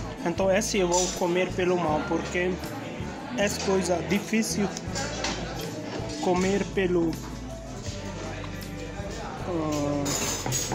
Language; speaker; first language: Portuguese; non-native, learner; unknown